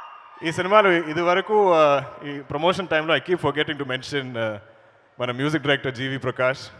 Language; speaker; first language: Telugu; non-native, learner; Malayalam